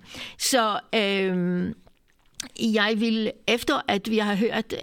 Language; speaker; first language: Danish; non-native, fluent; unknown